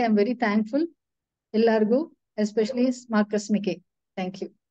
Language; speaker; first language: Kannada; non-native, local second language; Tulu